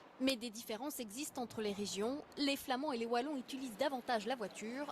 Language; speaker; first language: French; native; French